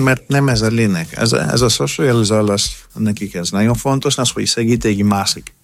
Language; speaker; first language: Hungarian; non-native, learner; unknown